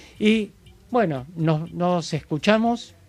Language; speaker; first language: Spanish; native; Spanish